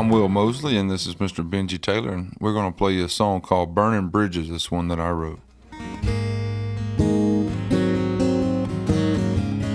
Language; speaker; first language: English; native; English